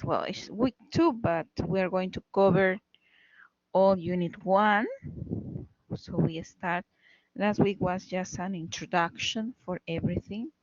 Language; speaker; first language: English; non-native, fluent; Spanish